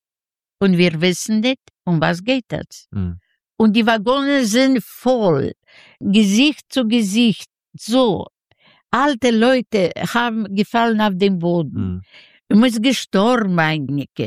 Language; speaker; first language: German; non-native, learner; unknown